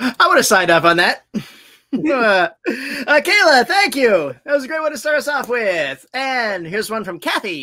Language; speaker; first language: English; native; English